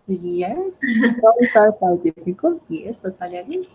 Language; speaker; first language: English; non-native, fluent; Spanish